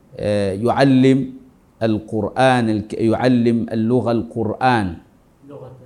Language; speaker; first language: Arabic; non-native, fluent; Swahili